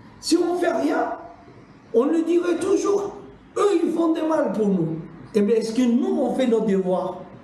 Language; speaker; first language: French; non-native, learner; Kurdish